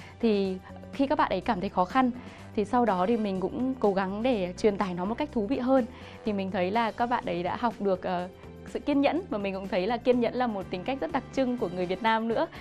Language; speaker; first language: Vietnamese; native; Vietnamese